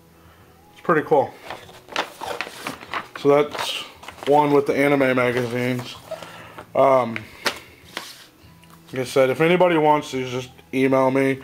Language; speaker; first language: English; native; English